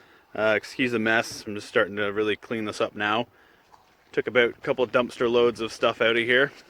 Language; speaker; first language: English; native; English